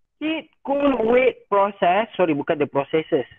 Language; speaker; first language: English; non-native, local second language; Malay